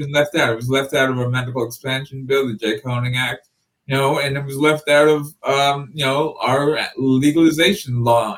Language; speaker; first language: English; native; English